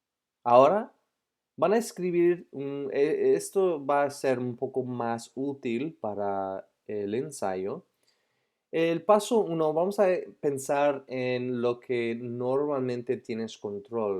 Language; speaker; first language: Spanish; non-native, fluent; English